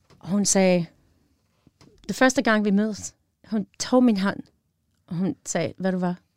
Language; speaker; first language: Danish; non-native, learner; English